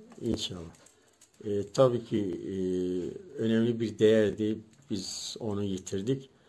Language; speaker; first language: Turkish; non-native, local second language; Zaza